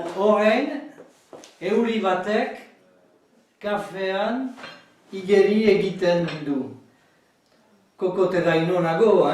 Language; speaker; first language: Basque; non-native, learner; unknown